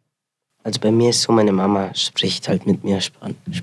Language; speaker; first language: German; early bilingual, other home language; Spanish